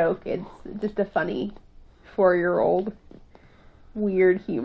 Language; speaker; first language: English; native; English